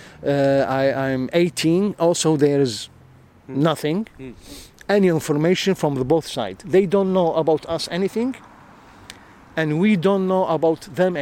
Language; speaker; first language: English; non-native, learner; Arabic